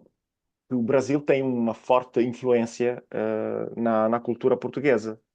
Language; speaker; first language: Portuguese; non-native, fluent; Italian